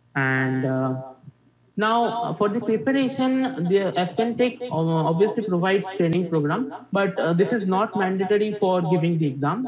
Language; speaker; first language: English; non-native, local second language; Bangla